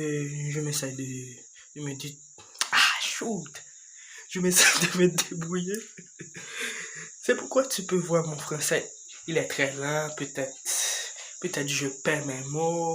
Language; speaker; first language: French; non-native, learner; English